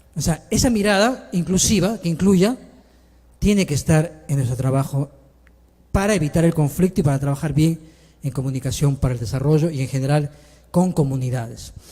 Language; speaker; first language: Spanish; native; Spanish